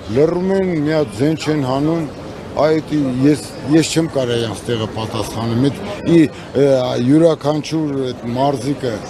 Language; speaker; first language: Armenian; native; Armenian